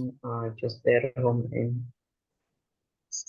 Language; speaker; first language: English; non-native, learner; Vietnamese